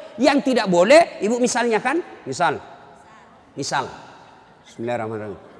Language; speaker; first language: Indonesian; native; Indonesian